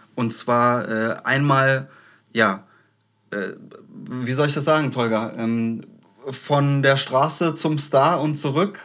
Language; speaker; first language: German; native; German